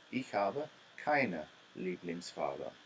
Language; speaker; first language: German; non-native, fluent; English